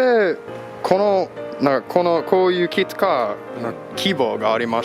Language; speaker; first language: Japanese; non-native, learner; English